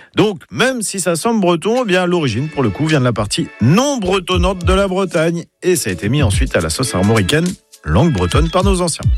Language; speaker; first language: French; native; French